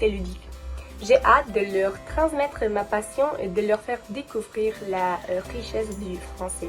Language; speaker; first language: French; non-native, fluent; Romanian